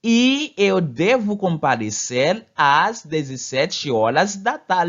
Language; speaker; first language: Portuguese; non-native, fluent; Haitian Creole